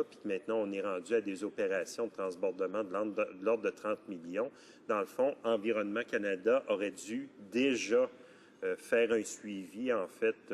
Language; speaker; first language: French; native; French